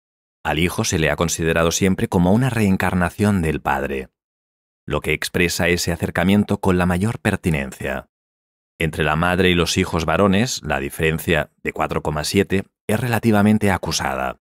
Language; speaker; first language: Spanish; native; Spanish